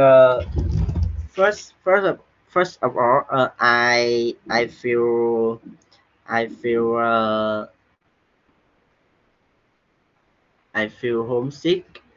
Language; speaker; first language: English; non-native, learner; Vietnamese